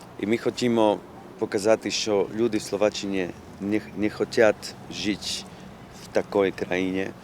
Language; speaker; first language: Ukrainian; non-native, learner; Slovak